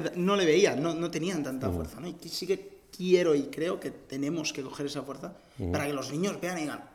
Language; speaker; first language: Spanish; native; Spanish